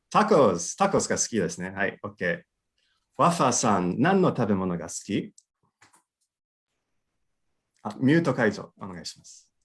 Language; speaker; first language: Japanese; non-native, fluent; English